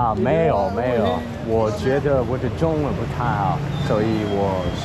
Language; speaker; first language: Chinese; non-native, learner; English